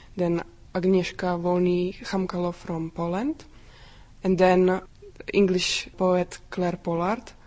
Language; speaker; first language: English; non-native, fluent; Czech